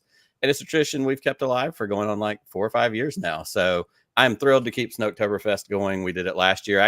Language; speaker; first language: English; native; English